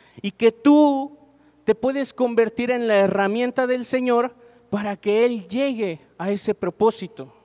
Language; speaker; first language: Spanish; native; Spanish